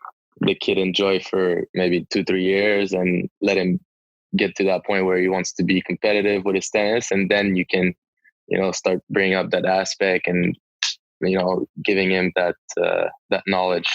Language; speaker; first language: English; non-native, local second language; French